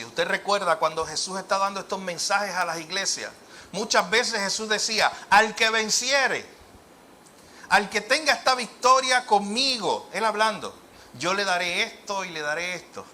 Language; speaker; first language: Spanish; native; Spanish